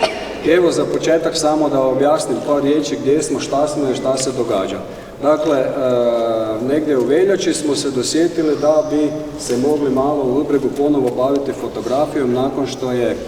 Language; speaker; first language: Croatian; native; Croatian